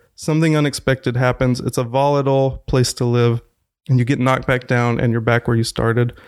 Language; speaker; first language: English; native; English